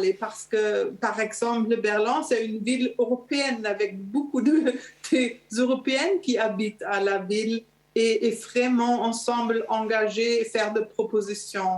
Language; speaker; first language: French; non-native, learner; German